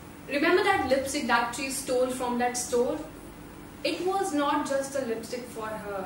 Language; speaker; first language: English; non-native, local second language; Hindi